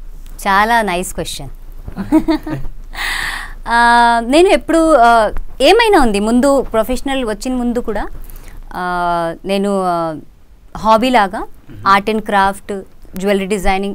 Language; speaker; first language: Telugu; non-native, local second language; Hindi